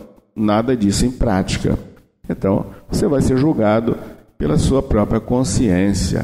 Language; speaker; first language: Portuguese; native; Portuguese